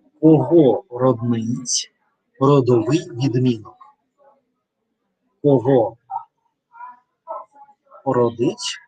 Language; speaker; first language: Ukrainian; non-native, learner; Russian